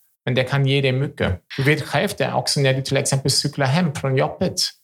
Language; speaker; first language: Swedish; non-native, fluent; German